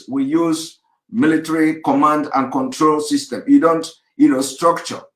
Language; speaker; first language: English; non-native, local second language; Igbo